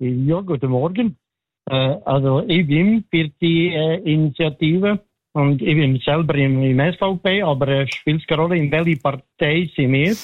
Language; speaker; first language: German; non-native, fluent; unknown